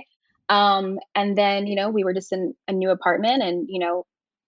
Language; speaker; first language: English; native; English